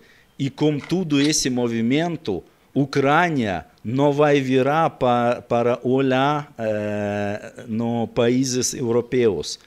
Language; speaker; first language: Portuguese; non-native, learner; Russian